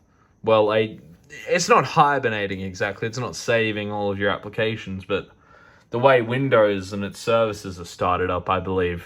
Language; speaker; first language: English; native; English